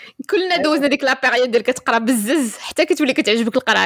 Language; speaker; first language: Arabic; native; Arabic